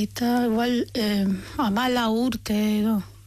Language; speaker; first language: Basque; non-native, fluent; Arabic